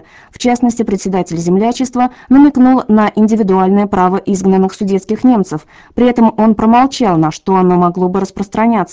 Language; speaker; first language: Russian; native; Russian